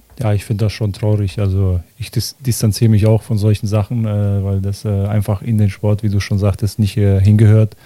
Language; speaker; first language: German; early bilingual, other home language; Bosnian